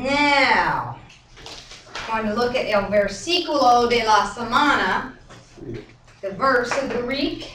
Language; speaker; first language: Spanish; non-native, fluent; English